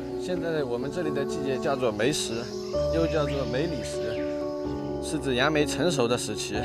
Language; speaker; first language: Chinese; native; Chinese